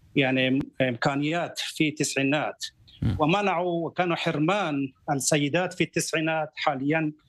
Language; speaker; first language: Arabic; non-native, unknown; Persian